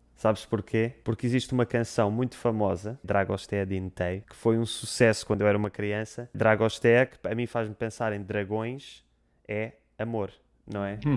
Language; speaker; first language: Portuguese; native; Portuguese